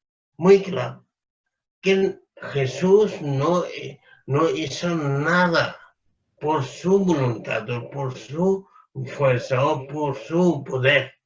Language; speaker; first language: Spanish; non-native, fluent; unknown